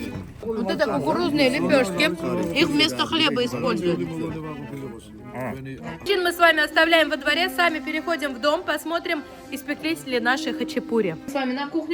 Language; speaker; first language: Russian; native; Russian